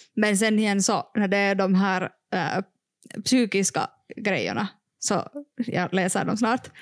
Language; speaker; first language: Swedish; non-native, local second language; Finnish